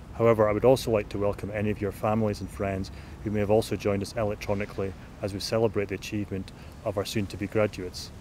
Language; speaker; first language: English; native; English